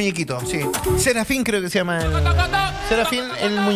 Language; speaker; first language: Spanish; native; Spanish